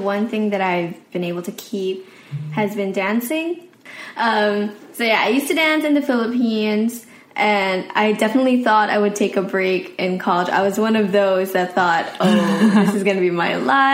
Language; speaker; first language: English; non-native, local second language; Filipino